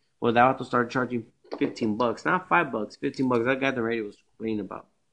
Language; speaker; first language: English; early bilingual, other home language; Spanish